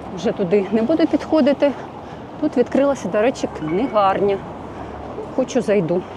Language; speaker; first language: Ukrainian; non-native, local second language; Russian